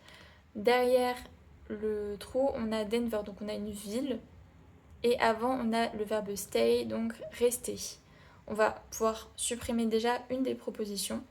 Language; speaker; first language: French; native; French